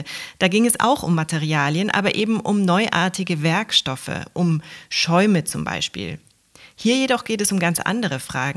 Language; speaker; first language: German; native; German